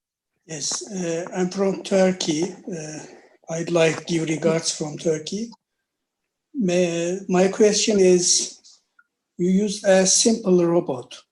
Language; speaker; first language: English; non-native, fluent; Turkish